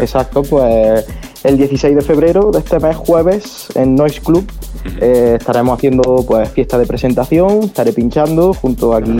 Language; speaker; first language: Spanish; native; Spanish